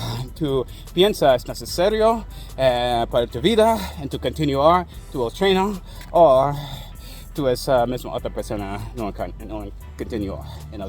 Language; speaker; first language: Spanish; non-native, learner; English